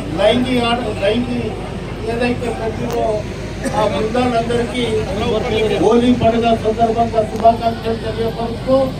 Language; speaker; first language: Telugu; non-native, local second language; Lambadi